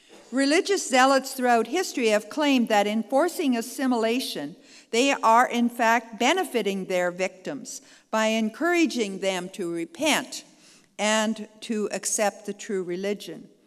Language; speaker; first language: English; native; English